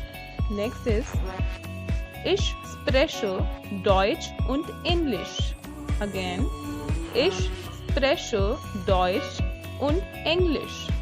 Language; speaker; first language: German; non-native, learner; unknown